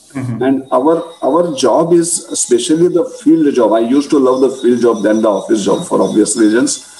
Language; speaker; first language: English; non-native, local second language; Marathi